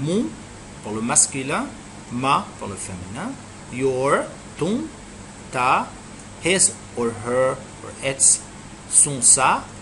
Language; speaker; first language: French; non-native, fluent; Arabic